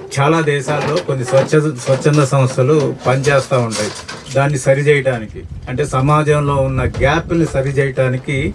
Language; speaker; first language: Telugu; native; Telugu